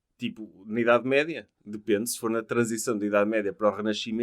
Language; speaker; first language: Portuguese; native; Portuguese